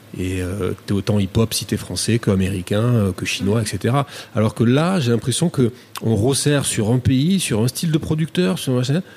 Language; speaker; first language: French; native; French